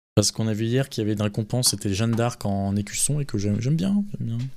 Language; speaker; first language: French; native; French